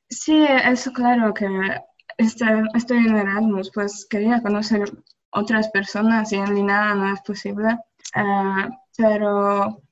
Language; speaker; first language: Spanish; non-native, learner; Polish